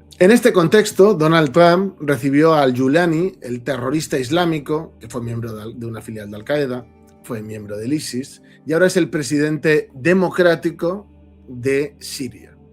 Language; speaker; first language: Spanish; native; Spanish